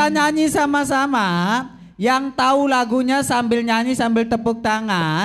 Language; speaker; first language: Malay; non-native, local second language; Javanese